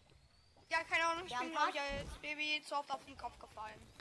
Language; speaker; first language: German; native; German